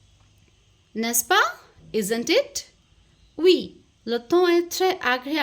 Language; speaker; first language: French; non-native, fluent; Hindi